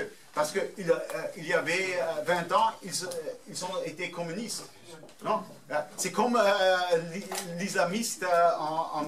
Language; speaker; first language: French; non-native, fluent; German